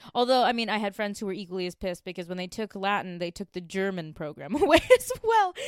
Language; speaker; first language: English; native; English